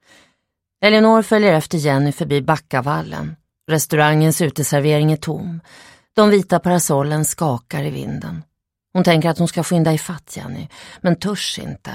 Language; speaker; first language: Swedish; native; Swedish